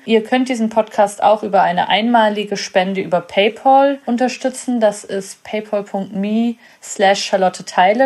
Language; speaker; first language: German; native; German